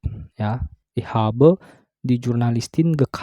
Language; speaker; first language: German; non-native, fluent; Indonesian